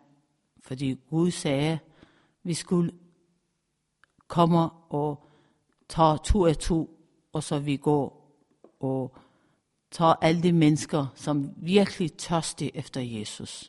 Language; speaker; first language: Danish; non-native, fluent; Persian